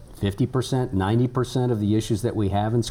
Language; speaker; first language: English; native; English